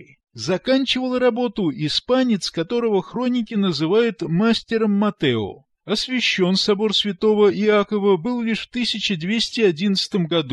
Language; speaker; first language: Russian; native; Russian